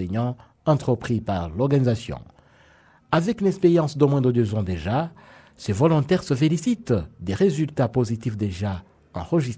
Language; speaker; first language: French; non-native, local second language; Kinyarwanda